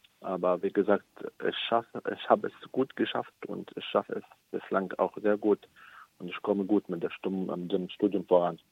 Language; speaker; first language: German; non-native, fluent; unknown